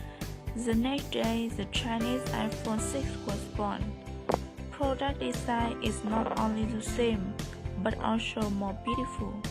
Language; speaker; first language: English; non-native, learner; Vietnamese